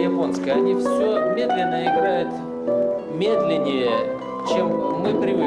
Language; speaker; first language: Russian; native; Russian